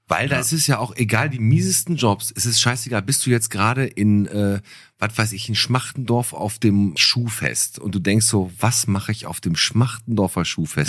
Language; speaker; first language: German; native; German